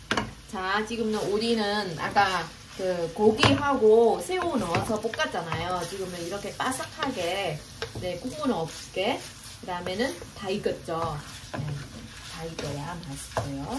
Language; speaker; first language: Korean; non-native, fluent; Vietnamese